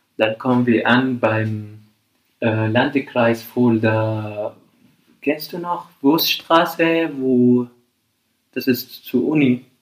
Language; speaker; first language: German; non-native, fluent; Arabic